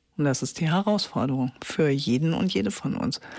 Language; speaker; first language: German; native; German